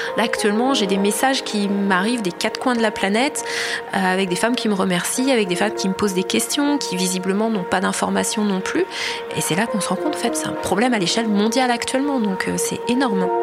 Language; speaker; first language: French; native; French